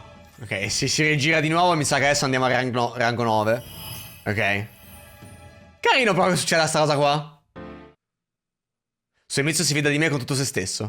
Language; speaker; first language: Italian; native; Italian